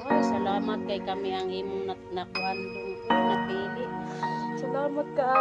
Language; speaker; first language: Filipino; non-native, local second language; Cebuano